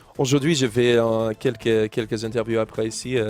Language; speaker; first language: French; non-native, learner; English